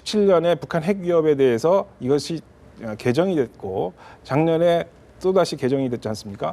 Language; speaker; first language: Korean; native; Korean